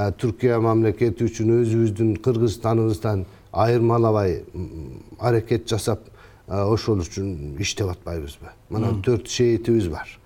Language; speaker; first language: Kyrgyz; early bilingual, heritage; Kyrgyz